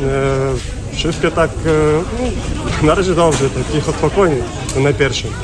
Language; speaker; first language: Polish; non-native, learner; Ukrainian